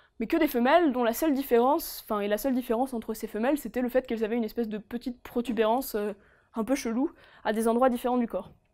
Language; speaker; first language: French; native; French